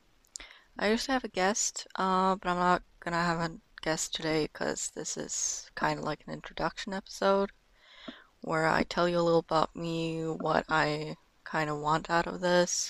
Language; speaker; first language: English; non-native, fluent; Norwegian